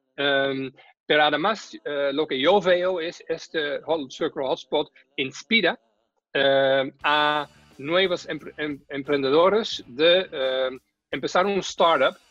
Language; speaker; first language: Spanish; non-native, fluent; Dutch